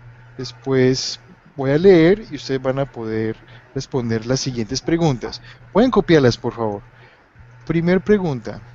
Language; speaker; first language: Spanish; native; Spanish